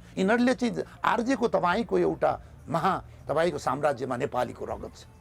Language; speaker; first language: Nepali; native; Nepali